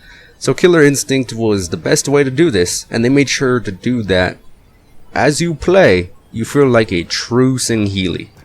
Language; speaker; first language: English; native; English